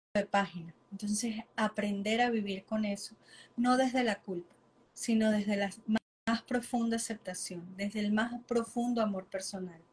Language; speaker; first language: Spanish; native; Spanish